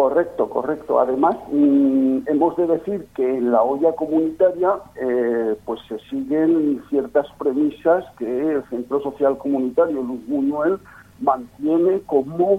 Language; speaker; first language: Spanish; native; Spanish